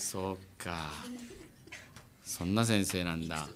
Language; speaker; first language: Japanese; native; Japanese